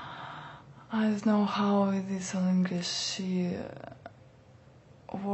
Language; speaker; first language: English; non-native, learner; Russian